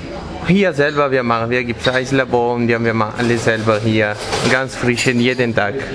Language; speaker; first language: German; non-native, learner; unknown